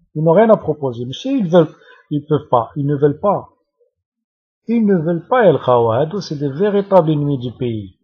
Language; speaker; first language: French; non-native, local second language; Arabic